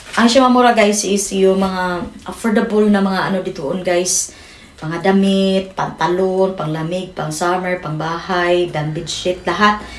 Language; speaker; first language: Filipino; non-native, local second language; Cebuano